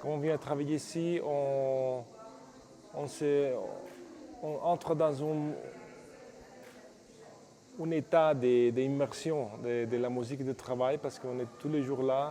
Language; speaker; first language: French; non-native, fluent; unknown